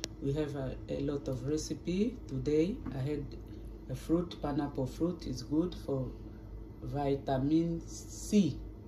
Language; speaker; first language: English; non-native, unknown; Lingala